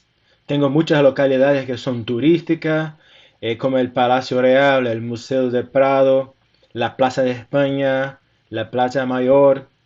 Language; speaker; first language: Spanish; non-native, fluent; Portuguese